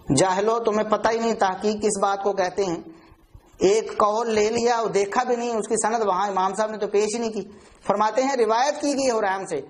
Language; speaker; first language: Urdu; non-native, local second language; Punjabi